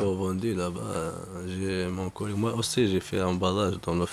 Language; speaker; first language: French; non-native, local second language; Arabic